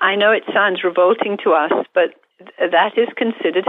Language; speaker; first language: English; native; English